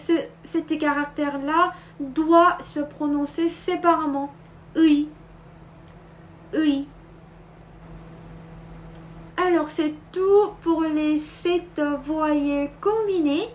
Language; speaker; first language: French; non-native, fluent; Korean